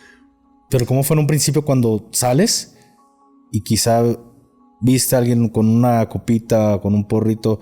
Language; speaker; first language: Spanish; native; Spanish